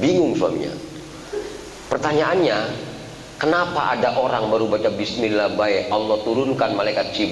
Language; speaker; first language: Indonesian; native; Indonesian